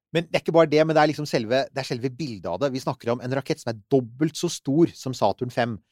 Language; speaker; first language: Norwegian; native; Norwegian